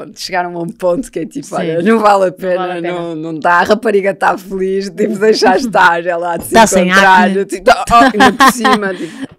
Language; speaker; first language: Portuguese; native; Portuguese